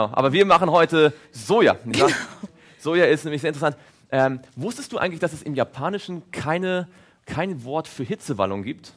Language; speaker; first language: German; native; German